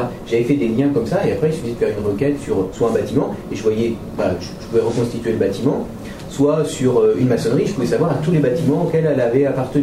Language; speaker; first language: French; native; French